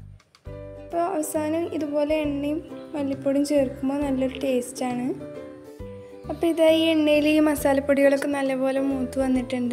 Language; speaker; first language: Malayalam; native; Malayalam